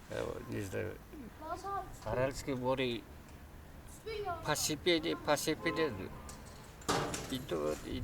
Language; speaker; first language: Russian; non-native, local second language; Kara-Kalpak